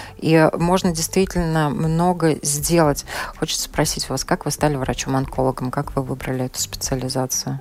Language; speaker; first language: Russian; native; Russian